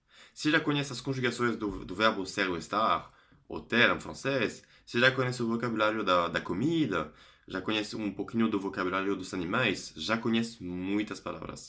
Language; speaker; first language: Portuguese; non-native, fluent; French